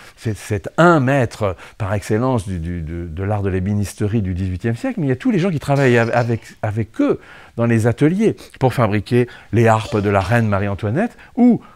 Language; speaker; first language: French; native; French